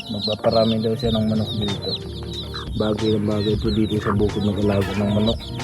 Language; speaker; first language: Filipino; non-native, local second language; Bikol